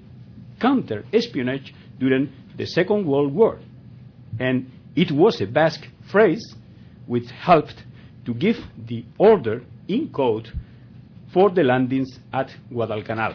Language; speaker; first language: English; non-native, fluent; Spanish